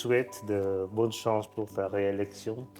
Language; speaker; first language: French; non-native, fluent; Vietnamese